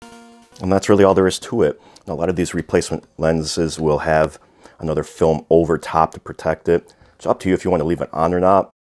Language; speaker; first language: English; native; English